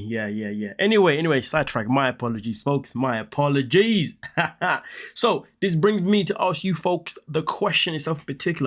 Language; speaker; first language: English; native; English